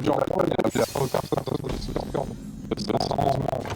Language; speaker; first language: French; native; French